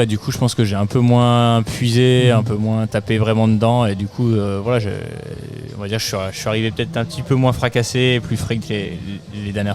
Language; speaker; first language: French; native; French